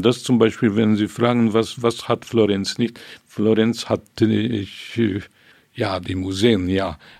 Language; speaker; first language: German; non-native, fluent; Hungarian